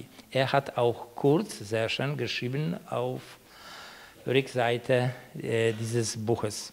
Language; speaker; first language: German; non-native, fluent; Polish